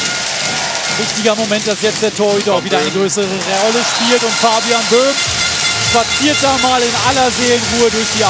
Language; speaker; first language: German; native; German